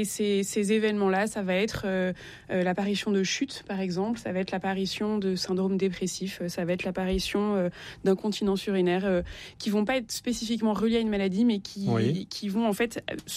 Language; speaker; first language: French; native; French